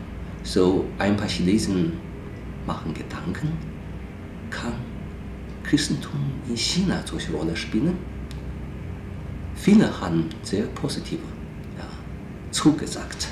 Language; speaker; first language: German; non-native, fluent; Chinese